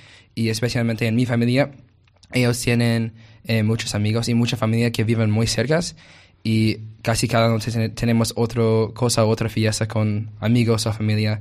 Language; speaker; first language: Spanish; non-native, learner; English